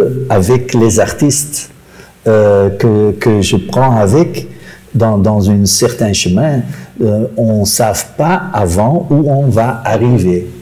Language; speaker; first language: French; non-native, local second language; Dutch